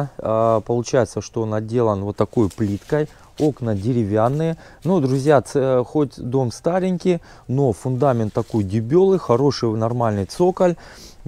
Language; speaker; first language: Russian; native; Russian